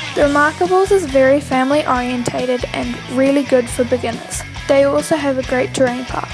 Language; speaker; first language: English; native; English